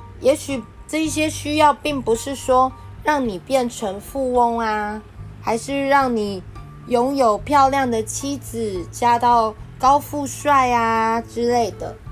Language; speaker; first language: Chinese; native; Chinese